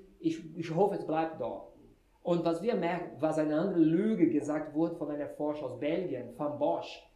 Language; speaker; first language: German; non-native, fluent; Portuguese